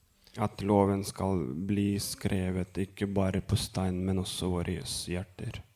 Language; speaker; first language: Norwegian; non-native, fluent; Lithuanian